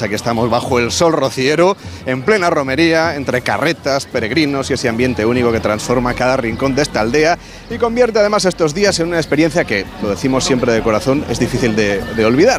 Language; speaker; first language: Spanish; native; Spanish